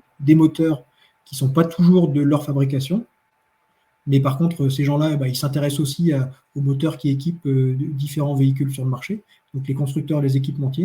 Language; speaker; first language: French; native; French